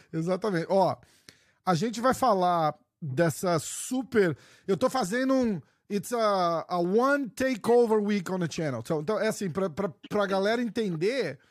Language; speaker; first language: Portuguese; native; Portuguese